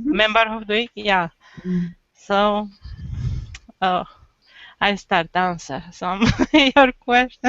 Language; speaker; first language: English; non-native, learner; Romanian